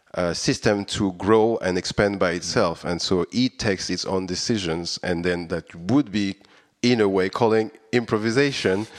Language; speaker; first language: English; non-native, fluent; French